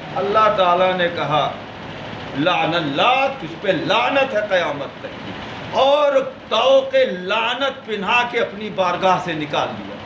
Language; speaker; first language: Urdu; native; Urdu